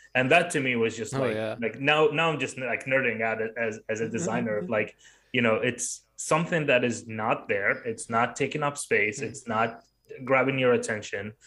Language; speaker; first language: English; non-native, fluent; Arabic